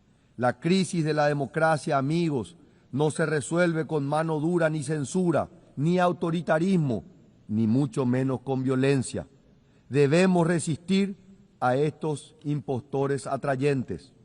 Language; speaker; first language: Spanish; native; Spanish